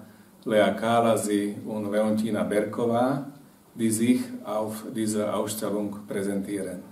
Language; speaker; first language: German; non-native, fluent; Slovak